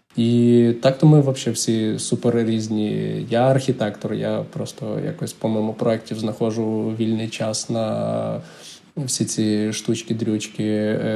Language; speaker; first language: Ukrainian; native; Ukrainian